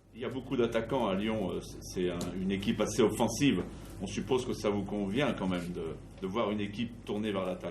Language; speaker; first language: French; native; French